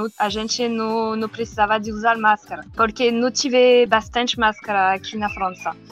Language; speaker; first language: Portuguese; non-native, learner; French